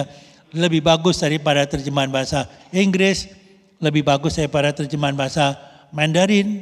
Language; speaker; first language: Indonesian; native; Indonesian